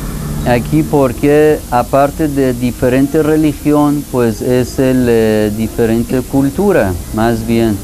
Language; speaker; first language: Spanish; non-native, fluent; Persian